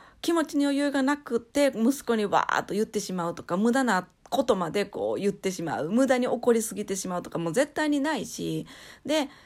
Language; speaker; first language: Japanese; native; Japanese